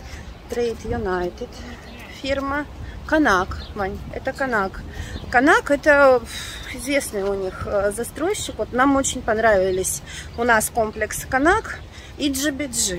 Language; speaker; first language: Russian; native; Russian